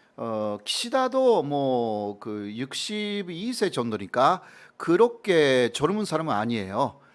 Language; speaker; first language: Korean; non-native, fluent; Japanese